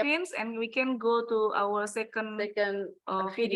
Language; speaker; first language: English; non-native, fluent; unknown